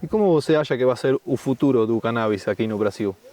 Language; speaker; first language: Portuguese; non-native, learner; Spanish